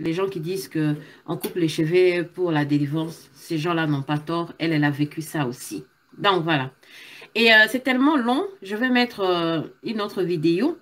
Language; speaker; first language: French; non-native, local second language; Lingala